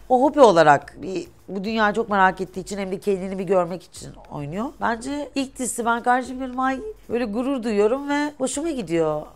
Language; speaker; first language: Turkish; native; Turkish